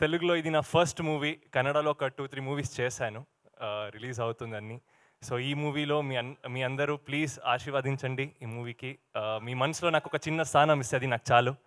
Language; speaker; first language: Telugu; non-native, learner; Kannada